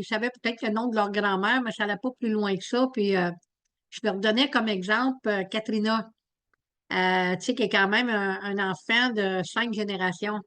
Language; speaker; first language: French; native; French